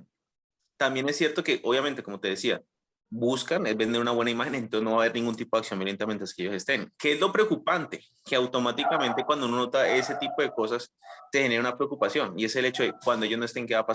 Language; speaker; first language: Spanish; native; Spanish